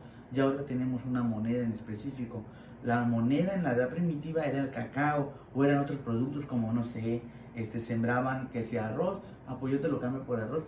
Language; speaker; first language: Spanish; native; Spanish